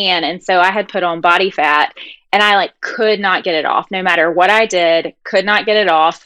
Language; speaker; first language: English; native; English